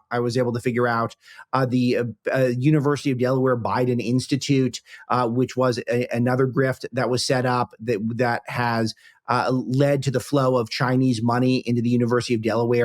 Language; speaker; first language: English; native; English